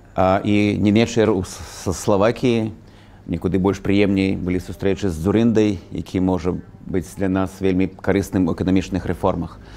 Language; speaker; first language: Belarusian; native; Belarusian